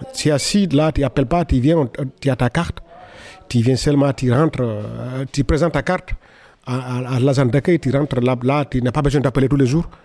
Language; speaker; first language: French; non-native, local second language; Fula